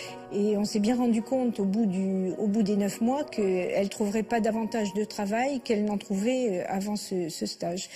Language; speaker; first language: French; native; French